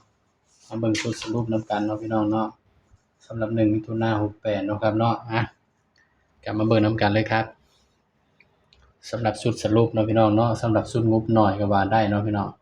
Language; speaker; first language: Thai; non-native, local second language; Lao